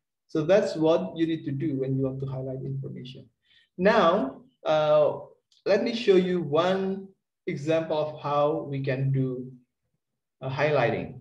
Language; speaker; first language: English; non-native, fluent; Indonesian